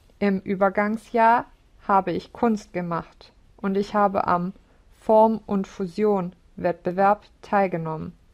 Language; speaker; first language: German; non-native, learner; English